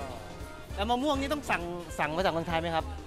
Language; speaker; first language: Thai; native; Thai